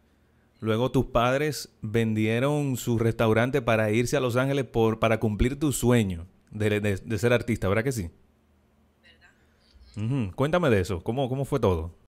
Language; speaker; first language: Spanish; native; Spanish